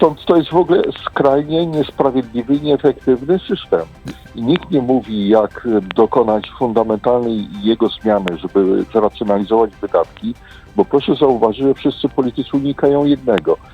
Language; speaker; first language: Polish; native; Polish